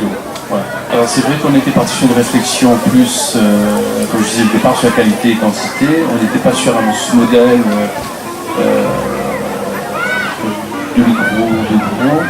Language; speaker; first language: French; native; French